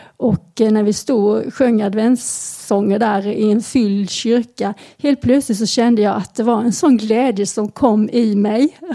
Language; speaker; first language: Swedish; native; Swedish